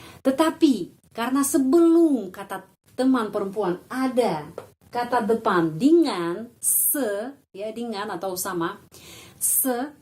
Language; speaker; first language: Indonesian; non-native, fluent; Russian